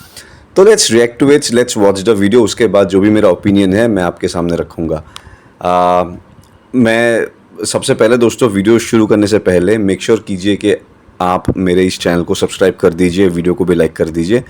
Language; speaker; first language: Hindi; non-native, local second language; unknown